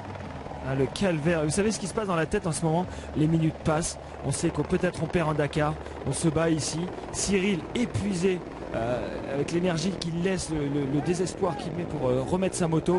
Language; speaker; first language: French; native; French